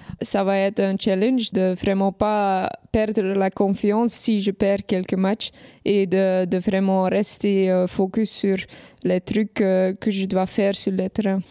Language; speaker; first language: French; non-native, local second language; Dutch